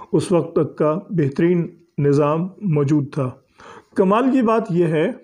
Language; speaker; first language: Urdu; native; Urdu